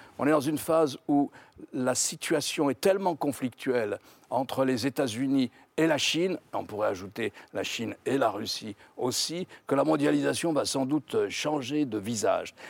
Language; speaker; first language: French; native; French